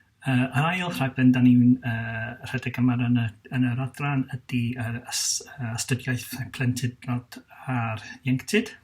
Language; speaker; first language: Welsh; non-native, local second language; English